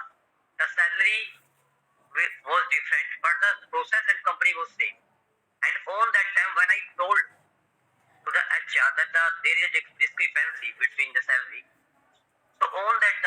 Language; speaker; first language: English; non-native, local second language; Hindi